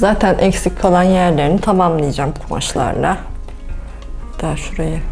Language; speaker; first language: Turkish; native; Turkish